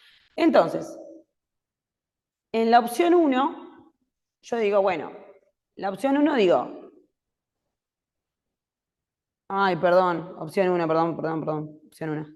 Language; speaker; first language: Spanish; native; Spanish